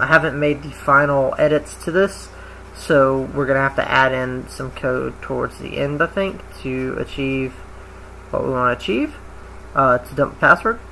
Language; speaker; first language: English; native; English